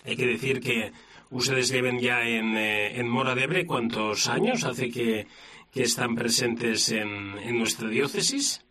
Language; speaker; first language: Spanish; non-native, local second language; Catalan